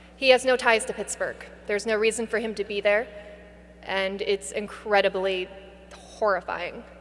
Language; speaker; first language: English; native; English